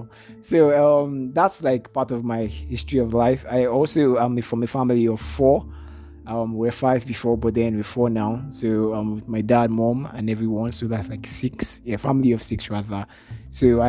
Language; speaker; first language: English; non-native, local second language; Igbo